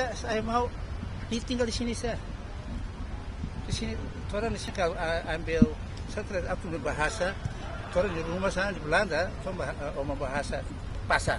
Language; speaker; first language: Indonesian; early bilingual, heritage; Indonesian